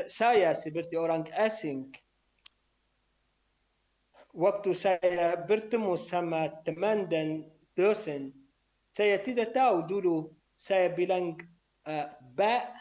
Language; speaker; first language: Indonesian; non-native, learner; Arabic